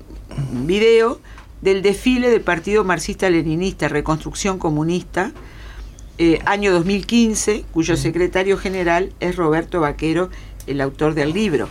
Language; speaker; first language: Spanish; native; Spanish